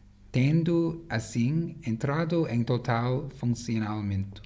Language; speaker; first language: Portuguese; non-native, learner; English